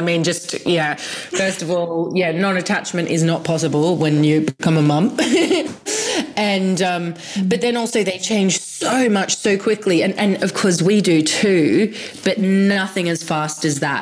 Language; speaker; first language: English; native; English